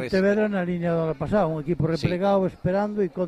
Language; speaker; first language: Spanish; non-native, local second language; Galician